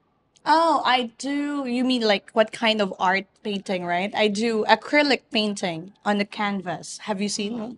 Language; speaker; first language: English; non-native, fluent; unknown